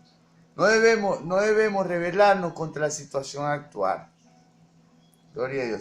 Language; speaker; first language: Spanish; native; Spanish